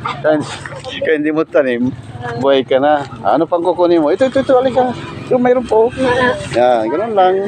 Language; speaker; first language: Filipino; non-native, local second language; Cebuano